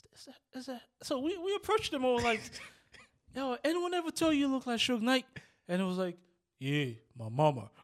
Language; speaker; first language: English; non-native, local second language; Yoruba